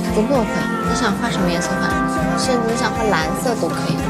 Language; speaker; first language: Chinese; native; Chinese